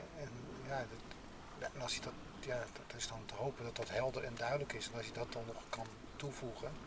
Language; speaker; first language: Dutch; native; Dutch